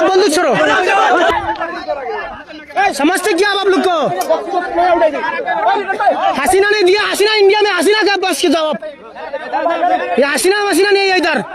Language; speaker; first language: Hindi; non-native, learner; Bangla